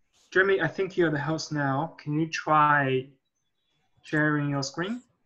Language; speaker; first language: English; non-native, fluent; Chinese